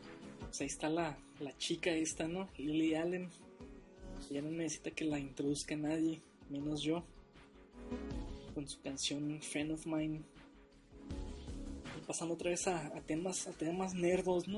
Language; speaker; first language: Spanish; native; Spanish